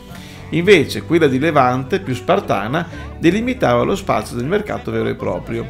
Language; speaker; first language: Italian; native; Italian